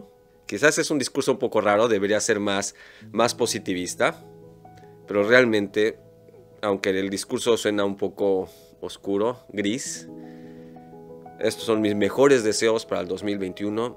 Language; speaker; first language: Spanish; native; Spanish